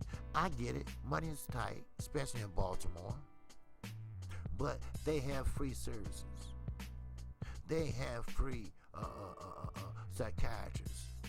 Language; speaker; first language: English; native; English